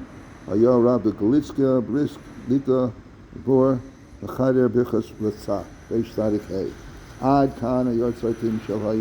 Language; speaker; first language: Hebrew; non-native, fluent; English